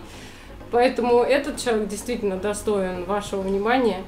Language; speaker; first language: Russian; native; Russian